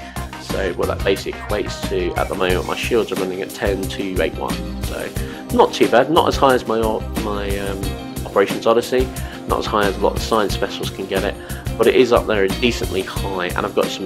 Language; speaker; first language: English; native; English